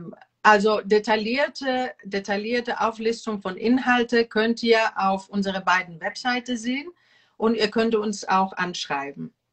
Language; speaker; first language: German; non-native, fluent; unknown